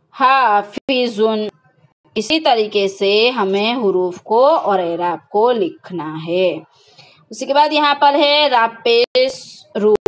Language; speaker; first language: Hindi; non-native, local second language; Gujarati